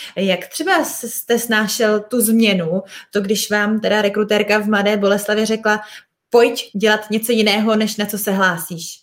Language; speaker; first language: Czech; native; Czech